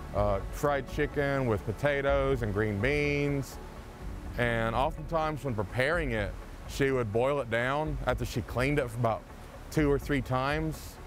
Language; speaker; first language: English; native; English